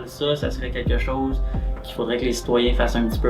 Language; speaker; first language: French; native; French